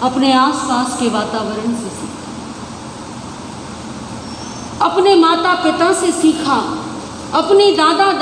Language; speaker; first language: Hindi; native; Hindi